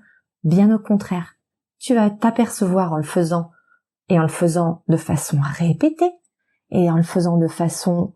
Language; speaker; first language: French; native; French